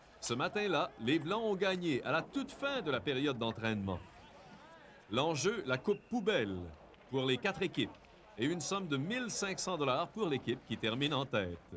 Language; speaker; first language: French; native; French